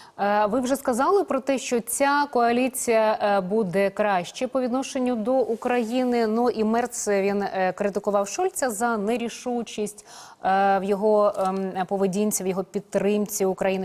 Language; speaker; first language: Ukrainian; native; Ukrainian